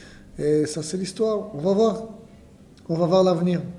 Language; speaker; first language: French; non-native, fluent; Hebrew